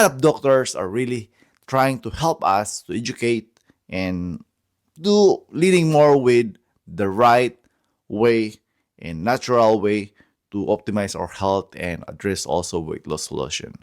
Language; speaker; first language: English; non-native, fluent; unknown